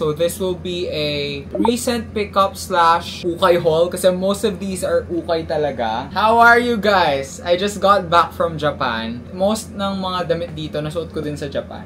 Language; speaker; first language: Filipino; native; Filipino